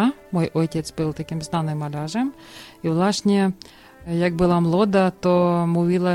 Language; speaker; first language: Polish; non-native, learner; Ukrainian